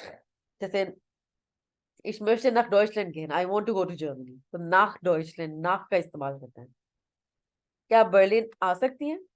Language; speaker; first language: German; non-native, fluent; Urdu